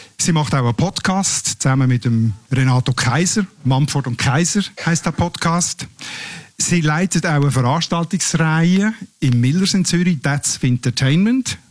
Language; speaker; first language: German; native; German